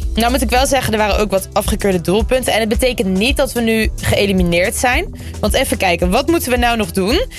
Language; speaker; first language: Dutch; early bilingual, other home language; Lingala